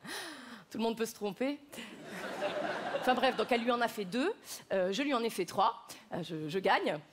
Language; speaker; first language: French; native; French